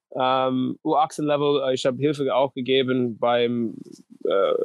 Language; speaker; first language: German; non-native, fluent; English